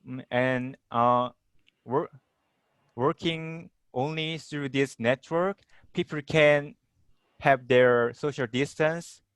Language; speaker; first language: English; non-native, learner; Korean